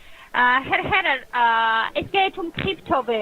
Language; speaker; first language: German; non-native, fluent; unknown